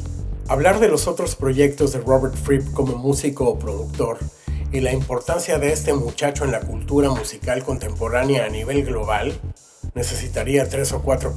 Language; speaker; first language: Spanish; native; Spanish